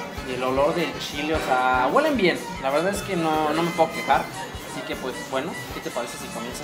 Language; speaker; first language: Spanish; native; Spanish